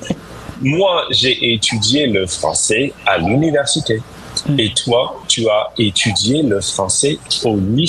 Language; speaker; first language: French; non-native, fluent; English